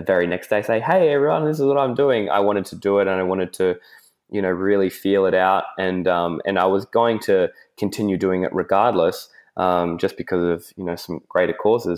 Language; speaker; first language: English; native; English